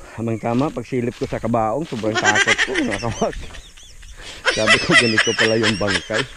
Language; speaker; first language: Filipino; non-native, local second language; Hiligaynon